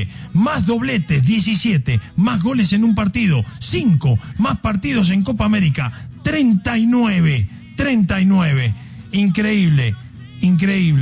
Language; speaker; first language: Spanish; native; Spanish